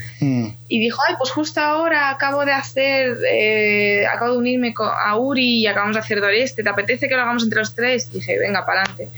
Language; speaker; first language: Spanish; early bilingual, other home language; Ukrainian